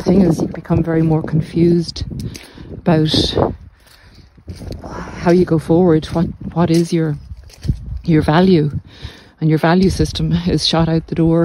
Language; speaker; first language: English; native; English